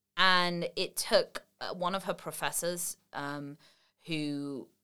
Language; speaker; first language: English; native; English